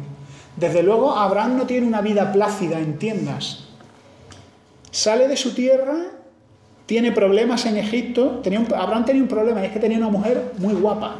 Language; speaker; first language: Spanish; native; Spanish